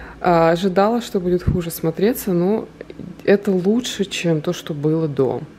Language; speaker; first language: Russian; native; Russian